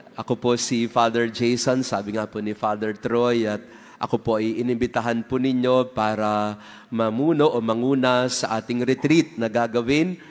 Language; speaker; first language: Filipino; non-native, local second language; Bikol